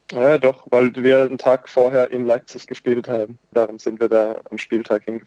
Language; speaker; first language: German; native; German